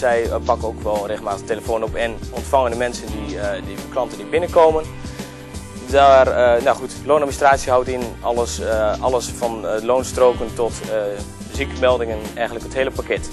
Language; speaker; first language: Dutch; native; Dutch